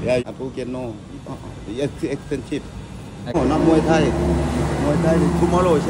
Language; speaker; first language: English; non-native, learner; Thai